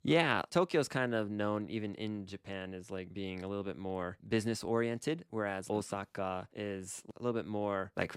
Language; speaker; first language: English; native; English